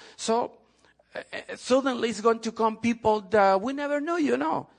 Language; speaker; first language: English; non-native, fluent; Spanish